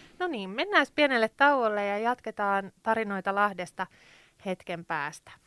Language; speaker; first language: Finnish; native; Finnish